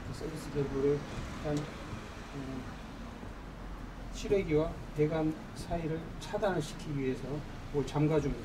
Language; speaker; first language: Korean; native; Korean